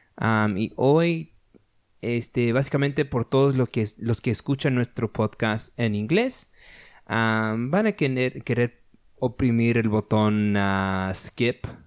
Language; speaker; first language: Spanish; early bilingual, heritage; Spanish